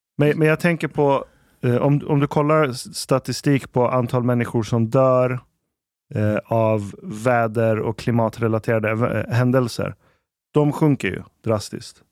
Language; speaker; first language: Swedish; early bilingual, other home language; Arabic